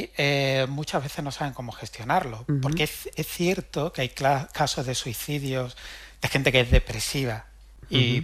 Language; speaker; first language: Spanish; native; Spanish